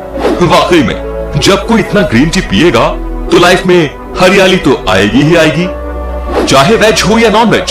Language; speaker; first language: Hindi; native; Hindi